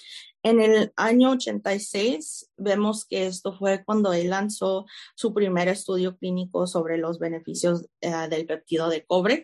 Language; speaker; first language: Spanish; early bilingual, heritage; Spanish